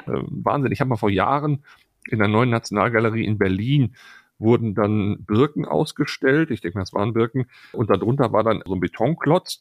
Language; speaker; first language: German; native; German